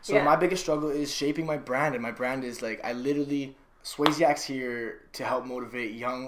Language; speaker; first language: English; native; English